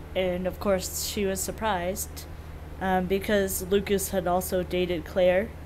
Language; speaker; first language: English; native; English